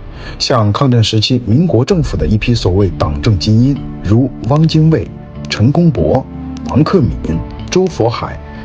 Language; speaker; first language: Chinese; native; Chinese